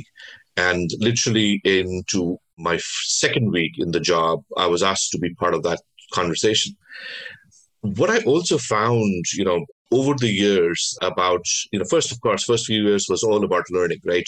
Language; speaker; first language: English; non-native, local second language; Bangla